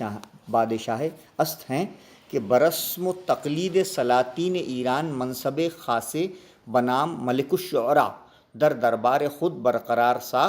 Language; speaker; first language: Persian; non-native, local second language; Urdu